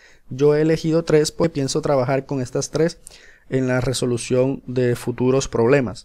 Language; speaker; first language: Spanish; native; Spanish